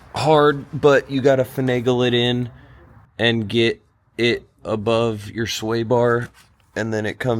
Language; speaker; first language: English; native; English